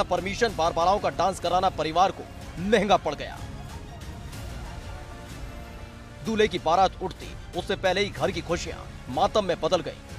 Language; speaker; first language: Hindi; native; Hindi